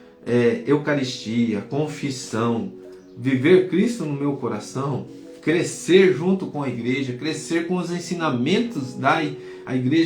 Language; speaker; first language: Portuguese; native; Portuguese